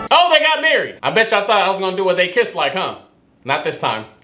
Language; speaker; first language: English; native; English